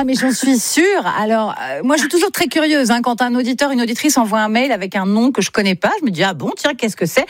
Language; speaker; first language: French; native; French